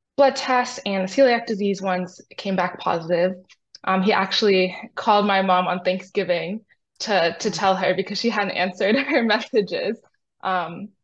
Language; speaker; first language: English; native; English